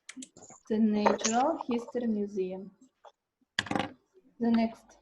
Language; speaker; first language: English; non-native, learner; Kazakh